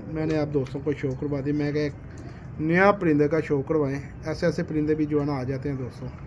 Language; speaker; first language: Urdu; non-native, local second language; Punjabi